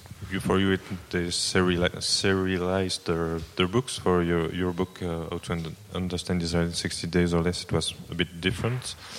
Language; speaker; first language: English; non-native, fluent; French